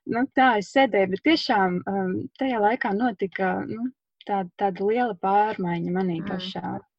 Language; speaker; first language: Latvian; native; Latvian